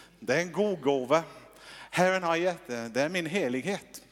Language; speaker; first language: Swedish; non-native, fluent; English